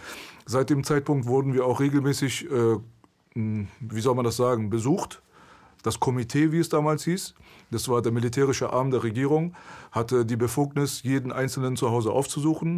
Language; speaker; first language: German; early bilingual, other home language; Persian